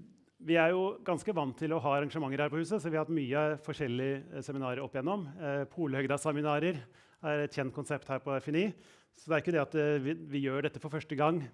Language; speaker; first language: Norwegian; native; Norwegian